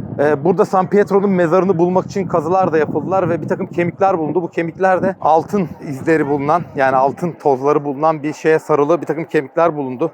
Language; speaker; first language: Turkish; native; Turkish